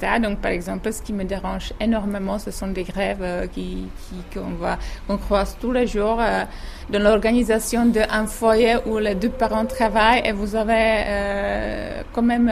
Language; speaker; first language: French; non-native, fluent; Czech